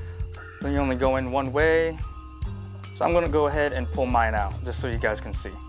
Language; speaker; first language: English; native; English